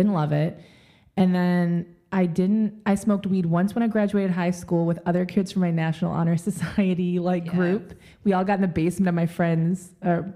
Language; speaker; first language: English; native; English